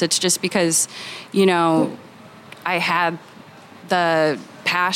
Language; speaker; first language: English; native; English